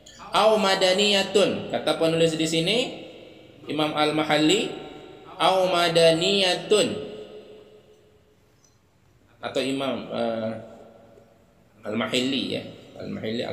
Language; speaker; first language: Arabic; non-native, fluent; Indonesian